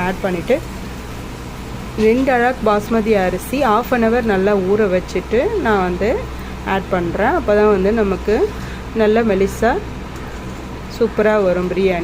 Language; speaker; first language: Tamil; native; Tamil